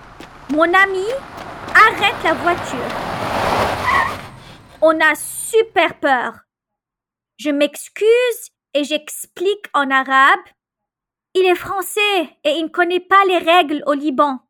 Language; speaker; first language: French; non-native, local second language; Arabic